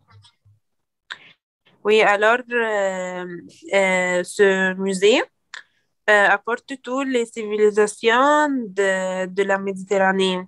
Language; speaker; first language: French; non-native, learner; Arabic